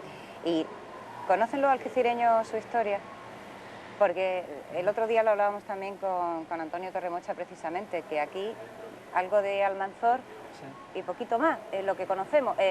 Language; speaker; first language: Spanish; native; Spanish